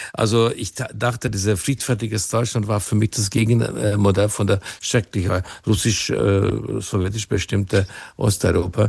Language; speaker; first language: German; non-native, fluent; Hungarian